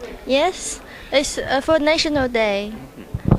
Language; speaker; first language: English; non-native, learner; Chinese